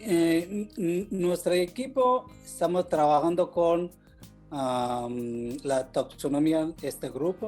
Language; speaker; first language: Spanish; non-native, fluent; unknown